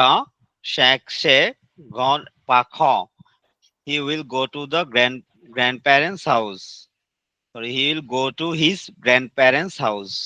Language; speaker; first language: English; non-native, learner; Bangla